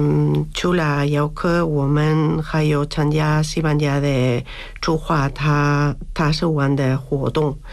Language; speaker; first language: Chinese; non-native, learner; Spanish